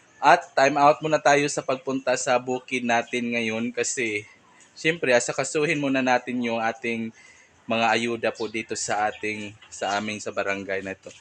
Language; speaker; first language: Filipino; non-native, local second language; Surigaonon